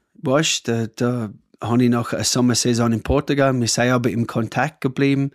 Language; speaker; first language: German; non-native, fluent; English